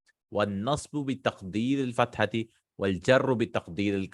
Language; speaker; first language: Arabic; non-native, fluent; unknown